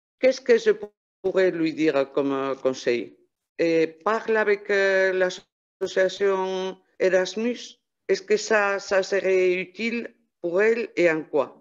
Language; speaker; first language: French; non-native, fluent; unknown